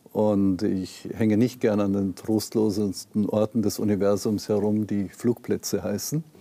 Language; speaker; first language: German; native; German